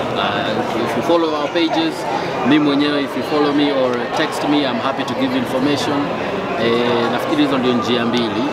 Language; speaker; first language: Swahili; native; Swahili